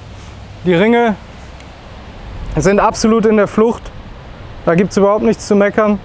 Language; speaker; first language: German; native; German